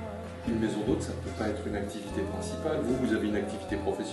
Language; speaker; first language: French; native; French